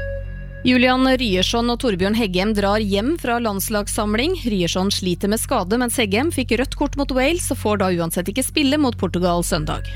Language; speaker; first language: Norwegian; native; Norwegian